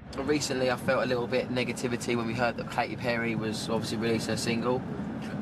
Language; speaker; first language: English; native; English